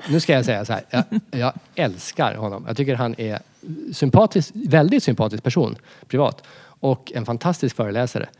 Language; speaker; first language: Swedish; native; Swedish